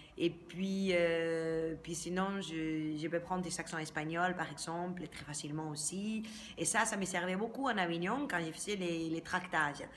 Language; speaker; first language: French; native; French